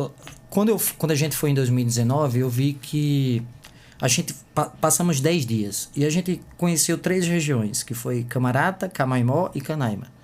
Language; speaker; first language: Portuguese; native; Portuguese